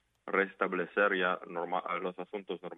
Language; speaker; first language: Spanish; non-native, fluent; Ukrainian